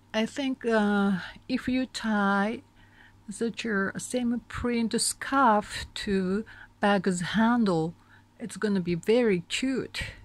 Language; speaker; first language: English; non-native, learner; Japanese